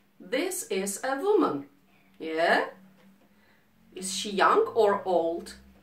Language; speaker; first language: English; non-native, fluent; Czech